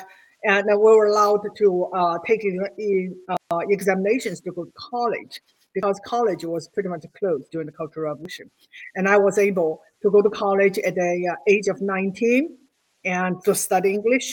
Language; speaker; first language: English; non-native, fluent; Chinese